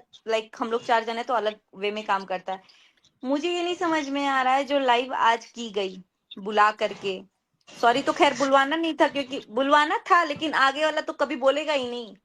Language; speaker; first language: Hindi; native; Hindi